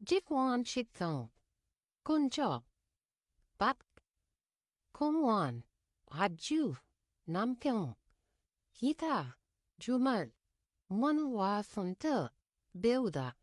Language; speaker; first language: Korean; non-native, fluent; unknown